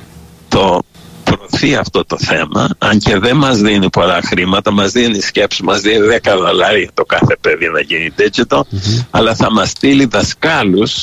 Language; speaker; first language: Greek; early bilingual, heritage; Greek